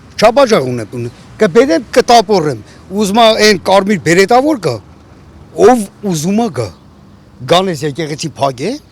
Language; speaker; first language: Armenian; native; Armenian